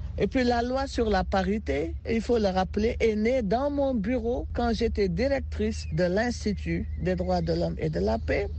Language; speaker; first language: French; non-native, local second language; Wolof